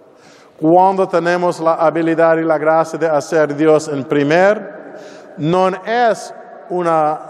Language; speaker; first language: Spanish; non-native, learner; English